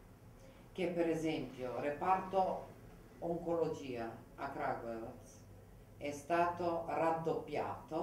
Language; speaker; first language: Italian; non-native, fluent; Serbian